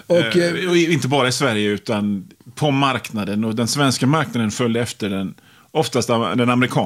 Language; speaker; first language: Swedish; native; Swedish